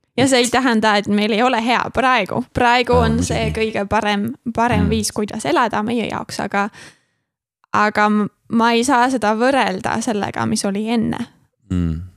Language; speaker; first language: Estonian; non-native, fluent; German